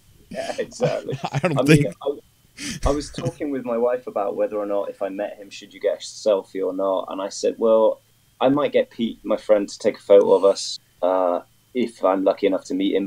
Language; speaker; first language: English; native; English